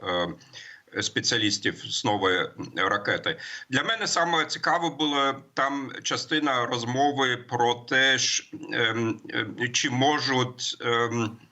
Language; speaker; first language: Ukrainian; non-native, fluent; German